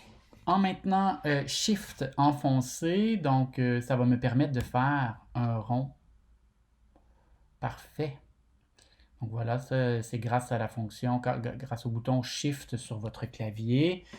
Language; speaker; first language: French; native; French